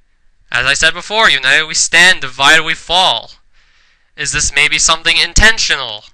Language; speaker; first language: English; native; English